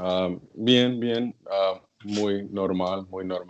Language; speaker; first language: Spanish; non-native, learner; English